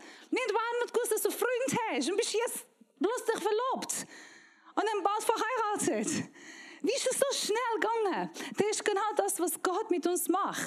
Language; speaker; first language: German; non-native, learner; Persian